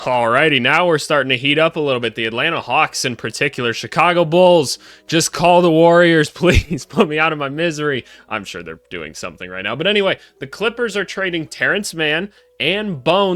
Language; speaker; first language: English; native; English